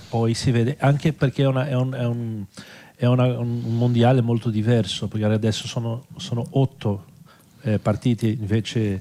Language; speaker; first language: Italian; non-native, fluent; Portuguese